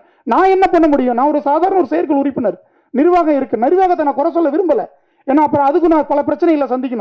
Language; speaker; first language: Tamil; native; Tamil